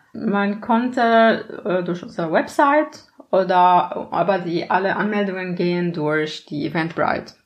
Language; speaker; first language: German; non-native, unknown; Arabic